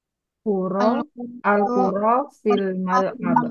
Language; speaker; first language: Arabic; non-native, learner; Indonesian